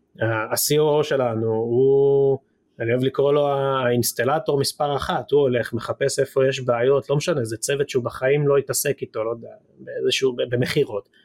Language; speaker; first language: Hebrew; native; Hebrew